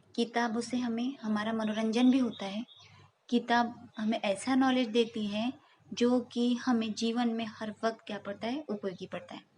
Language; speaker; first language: Hindi; non-native, local second language; Marathi